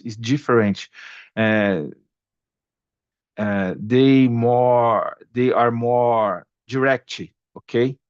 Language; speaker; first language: English; non-native, learner; Portuguese